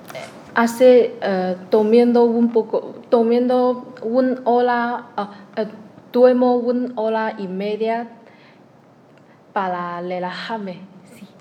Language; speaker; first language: Spanish; non-native, learner; Chinese